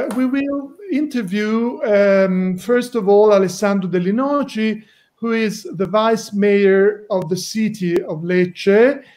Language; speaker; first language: English; non-native, fluent; Italian